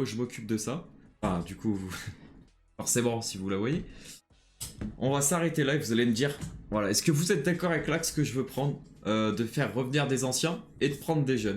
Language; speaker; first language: French; native; French